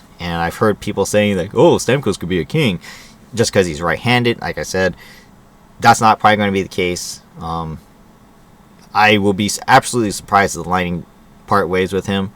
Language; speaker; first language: English; native; English